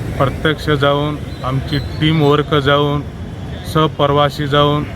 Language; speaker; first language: Marathi; non-native, local second language; Lambadi